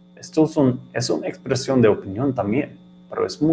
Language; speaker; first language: Spanish; non-native, learner; English